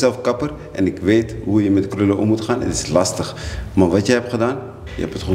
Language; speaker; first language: Dutch; native; Dutch